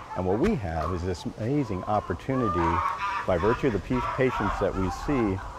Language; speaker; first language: English; native; English